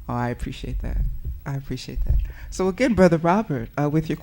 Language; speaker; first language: English; native; English